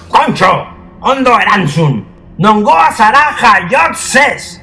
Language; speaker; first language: Basque; non-native, learner; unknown